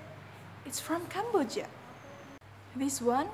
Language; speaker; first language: English; non-native, learner; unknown